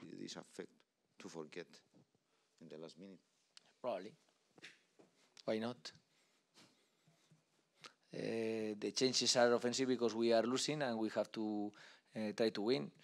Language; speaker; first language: English; non-native, learner; Spanish